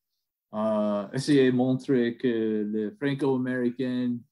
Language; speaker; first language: French; non-native, learner; English